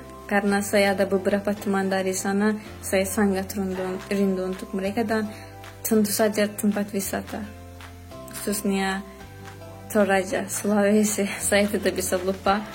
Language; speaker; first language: Indonesian; non-native, fluent; Azerbaijani